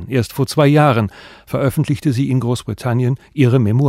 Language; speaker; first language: German; native; German